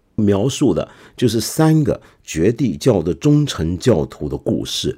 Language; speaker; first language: Chinese; non-native, local second language; Cantonese